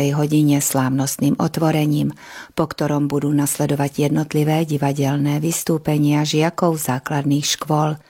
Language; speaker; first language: Slovak; early bilingual, heritage; Slovak